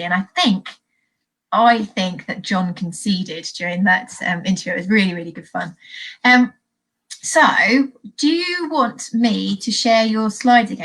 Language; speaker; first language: English; native; English